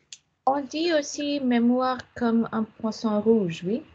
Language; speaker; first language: French; non-native, learner; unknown